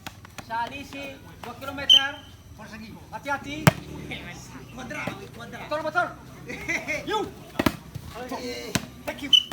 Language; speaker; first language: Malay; non-native, local second language; Nias